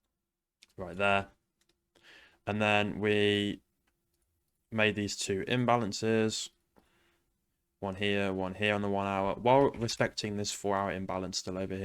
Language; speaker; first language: English; native; English